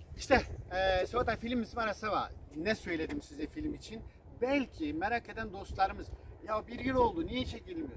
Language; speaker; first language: Turkish; non-native, local second language; Zaza